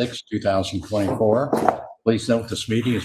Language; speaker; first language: English; native; English